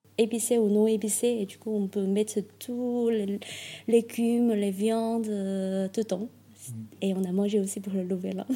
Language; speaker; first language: French; non-native, fluent; Chinese